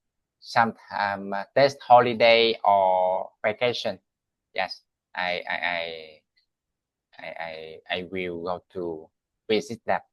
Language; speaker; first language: English; non-native, learner; Vietnamese